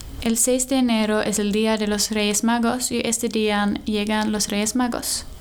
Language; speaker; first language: Spanish; non-native, learner; Swedish